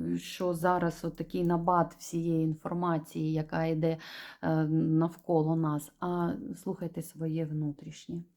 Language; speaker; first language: Ukrainian; non-native, local second language; Russian